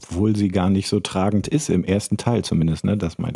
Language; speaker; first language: German; native; German